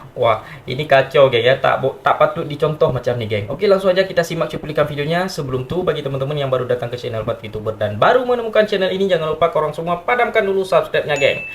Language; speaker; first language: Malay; native; Malay